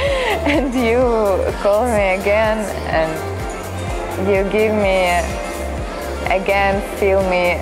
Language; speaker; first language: English; non-native, learner; Ukrainian